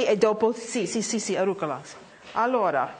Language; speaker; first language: Italian; non-native, learner; English